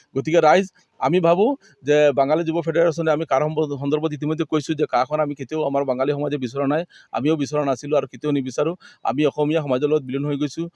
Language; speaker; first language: Assamese; non-native, local second language; Bangla